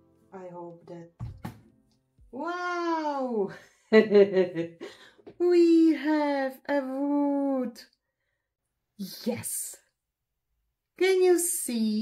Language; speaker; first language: English; non-native, fluent; Czech